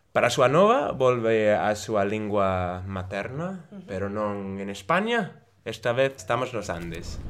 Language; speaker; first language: Galician; non-native, local second language; Spanish